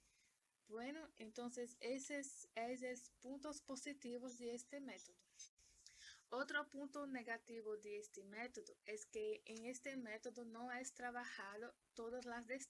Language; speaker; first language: Spanish; non-native, learner; Portuguese